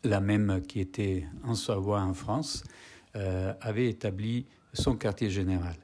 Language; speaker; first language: French; non-native, fluent; Italian